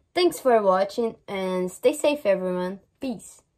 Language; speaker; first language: English; non-native, learner; Portuguese